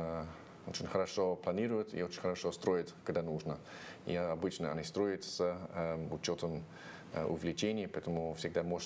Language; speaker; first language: Russian; non-native, fluent; English